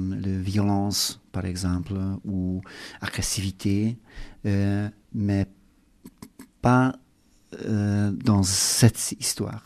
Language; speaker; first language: French; non-native, learner; Hungarian